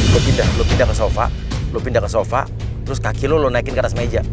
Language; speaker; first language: Indonesian; native; Indonesian